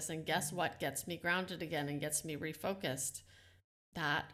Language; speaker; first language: English; non-native, fluent; Dutch